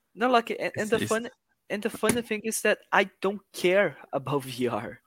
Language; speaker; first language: English; non-native, fluent; Portuguese